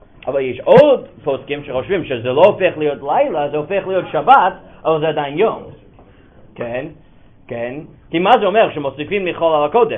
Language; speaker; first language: Hebrew; non-native, fluent; English